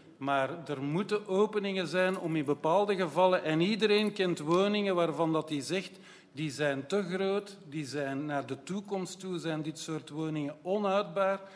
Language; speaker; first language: Dutch; native; Dutch